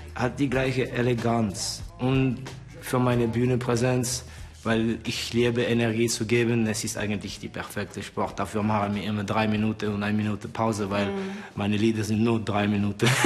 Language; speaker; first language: German; non-native, fluent; Estonian